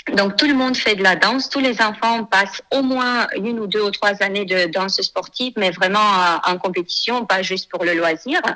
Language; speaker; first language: French; non-native, fluent; Romanian